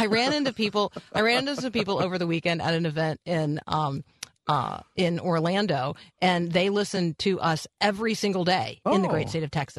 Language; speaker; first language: English; native; English